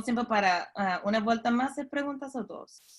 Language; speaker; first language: Spanish; non-native, fluent; English